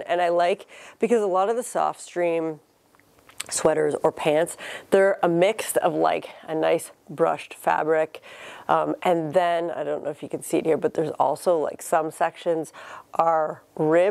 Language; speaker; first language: English; native; English